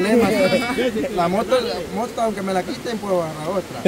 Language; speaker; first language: Spanish; native; Spanish